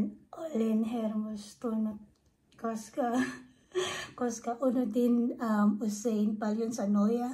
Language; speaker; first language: Finnish; non-native, learner; Filipino